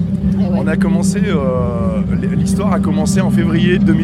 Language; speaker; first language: French; native; French